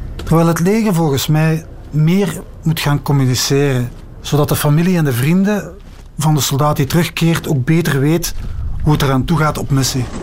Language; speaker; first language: Dutch; native; Dutch